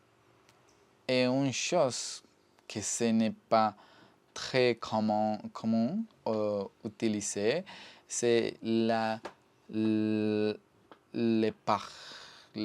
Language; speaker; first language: French; non-native, learner; Spanish